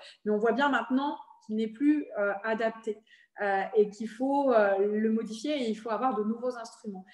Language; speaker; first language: French; native; French